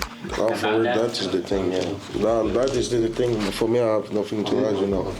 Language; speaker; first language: English; non-native, fluent; French